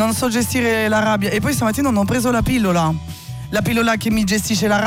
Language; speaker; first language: Italian; native; Italian